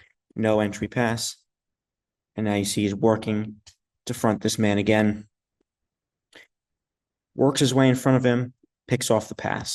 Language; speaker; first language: English; native; English